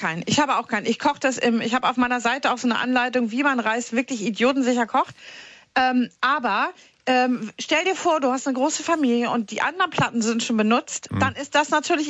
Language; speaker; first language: German; native; German